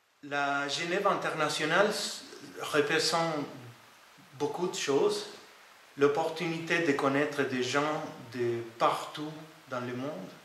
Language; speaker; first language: French; non-native, fluent; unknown